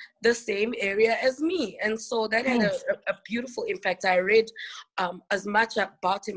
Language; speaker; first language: English; non-native, local second language; Xhosa